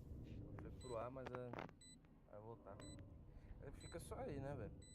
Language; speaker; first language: Portuguese; native; Portuguese